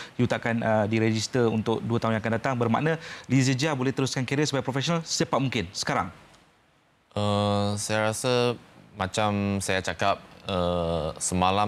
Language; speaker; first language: Malay; native; Malay